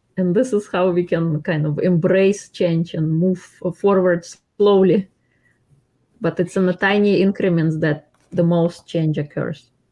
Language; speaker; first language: English; non-native, fluent; Russian